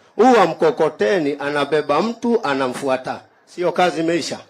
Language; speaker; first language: Swahili; non-native, local second language; Kikuyu